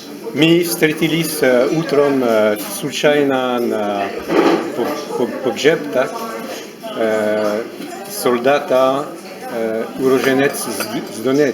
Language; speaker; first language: Russian; non-native, learner; French